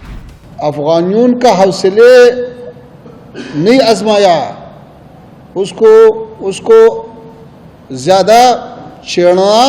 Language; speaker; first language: Hindi; non-native, learner; Pashto